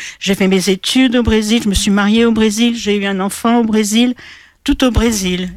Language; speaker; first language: French; non-native, fluent; Portuguese